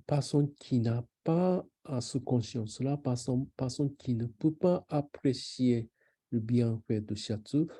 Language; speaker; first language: French; non-native, learner; Japanese